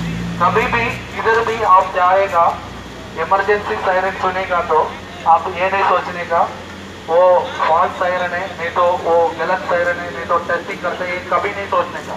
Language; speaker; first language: Hindi; non-native, local second language; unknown